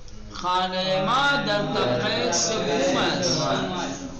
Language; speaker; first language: Persian; non-native, fluent; Urdu